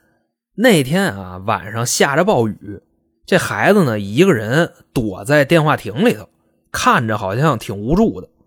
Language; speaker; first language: Chinese; native; Chinese